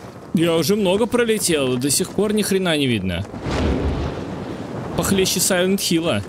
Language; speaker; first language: Russian; native; Russian